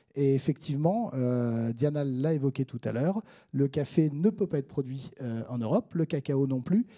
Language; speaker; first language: French; native; French